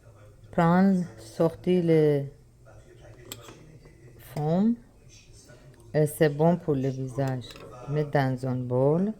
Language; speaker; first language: French; non-native, learner; Persian